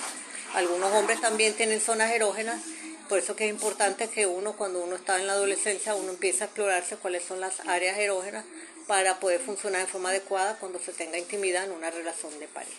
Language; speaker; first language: Spanish; native; Spanish